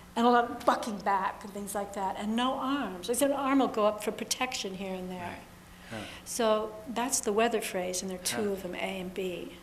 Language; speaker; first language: English; native; English